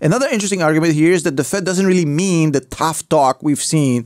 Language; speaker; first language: English; native; English